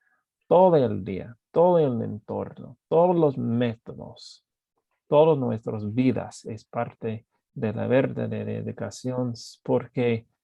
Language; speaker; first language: Spanish; non-native, fluent; English